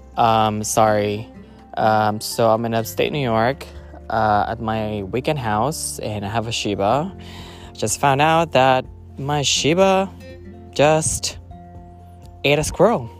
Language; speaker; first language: English; non-native, local second language; Filipino